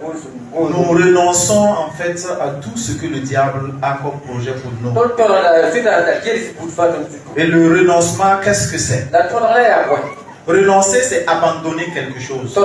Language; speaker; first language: French; non-native, local second language; Mossi